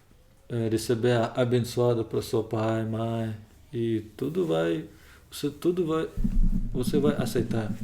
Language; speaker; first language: Portuguese; non-native, learner; Russian